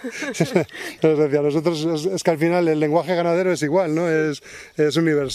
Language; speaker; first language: Spanish; native; Spanish